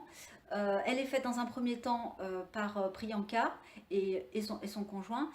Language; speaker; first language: French; native; French